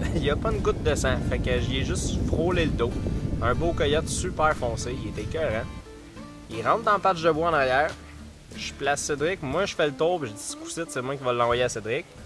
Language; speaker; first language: French; native; French